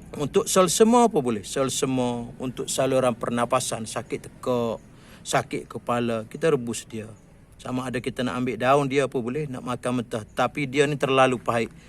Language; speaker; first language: Malay; native; Malay